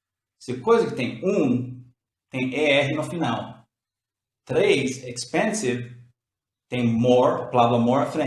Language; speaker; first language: Portuguese; non-native, learner; English